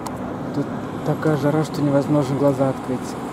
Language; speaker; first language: Russian; native; Russian